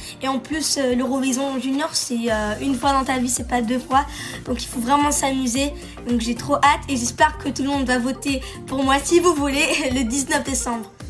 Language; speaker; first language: French; early bilingual, heritage; French